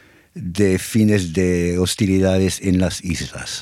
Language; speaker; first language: Spanish; non-native, fluent; English